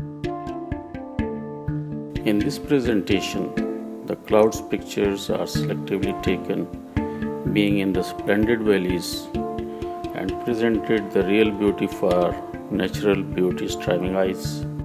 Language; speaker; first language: English; non-native, local second language; Urdu